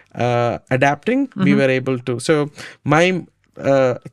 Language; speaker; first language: English; non-native, local second language; Malayalam